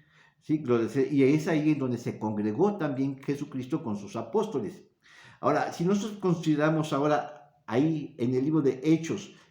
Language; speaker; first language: Spanish; native; Spanish